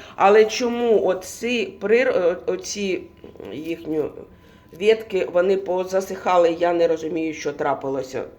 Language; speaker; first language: Ukrainian; non-native, local second language; Russian